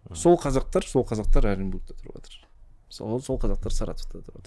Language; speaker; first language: Kazakh; non-native, local second language; Russian